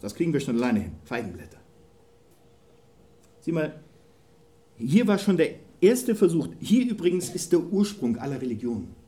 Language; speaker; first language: German; native; German